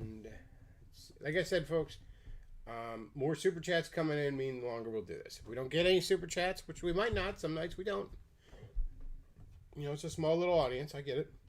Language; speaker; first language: English; native; English